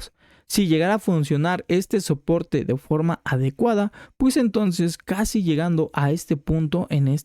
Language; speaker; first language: Spanish; native; Spanish